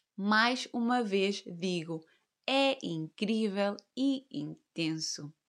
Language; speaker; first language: Portuguese; native; Portuguese